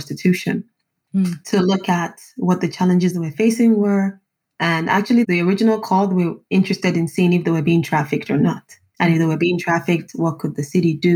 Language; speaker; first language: English; non-native, local second language; Yoruba